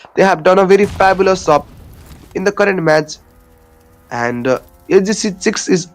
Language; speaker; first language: English; non-native, local second language; Nepali